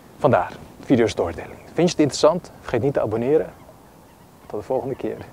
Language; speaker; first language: Dutch; early bilingual, other home language; Bosnian